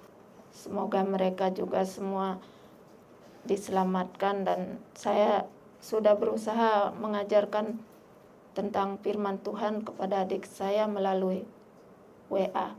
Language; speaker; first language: Indonesian; non-native, local second language; Sasak